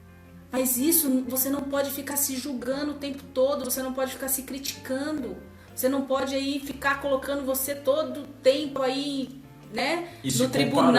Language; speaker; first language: Portuguese; native; Portuguese